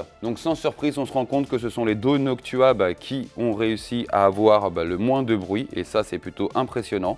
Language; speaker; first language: French; native; French